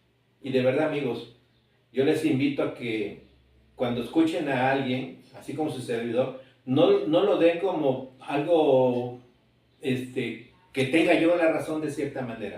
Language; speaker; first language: Spanish; native; Spanish